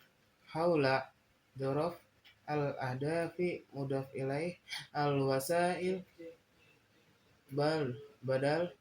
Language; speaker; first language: Arabic; non-native, learner; Indonesian